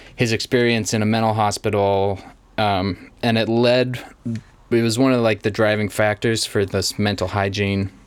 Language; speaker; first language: English; native; English